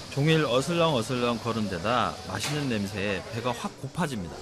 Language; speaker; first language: Korean; native; Korean